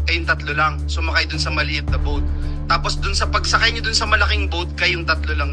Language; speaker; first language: Filipino; native; Filipino